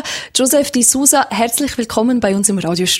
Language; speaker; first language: German; native; German